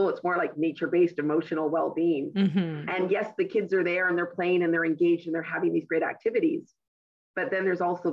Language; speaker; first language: English; native; English